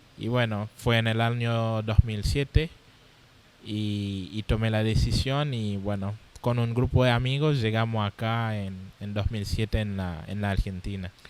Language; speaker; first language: Spanish; non-native, fluent; Haitian Creole